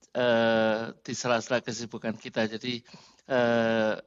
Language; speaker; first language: Indonesian; native; Indonesian